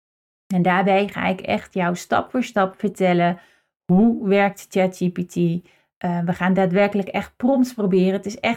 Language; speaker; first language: Dutch; native; Dutch